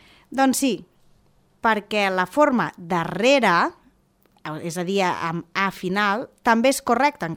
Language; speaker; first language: Catalan; native; Catalan